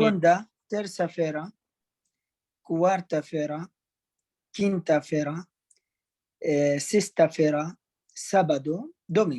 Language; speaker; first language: Portuguese; non-native, learner; Arabic